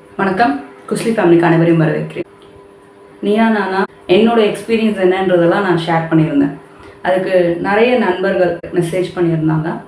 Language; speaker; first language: Tamil; non-native, local second language; Telugu